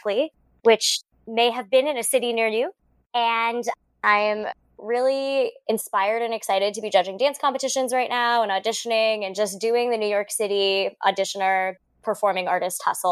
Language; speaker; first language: English; native; English